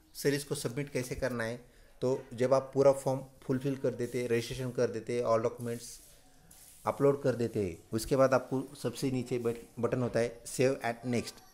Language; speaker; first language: Hindi; non-native, local second language; Marathi